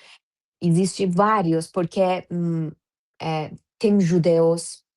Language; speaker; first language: Portuguese; non-native, fluent; Persian